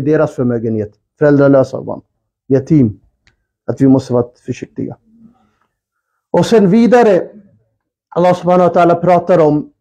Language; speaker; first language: Swedish; early bilingual, other home language; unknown